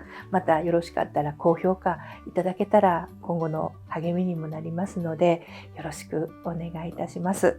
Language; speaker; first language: Japanese; native; Japanese